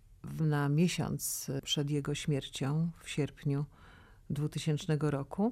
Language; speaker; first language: Polish; native; Polish